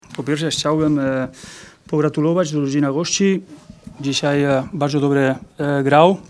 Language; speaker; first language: Polish; non-native, learner; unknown